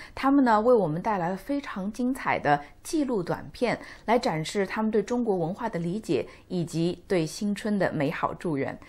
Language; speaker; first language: Chinese; native; Chinese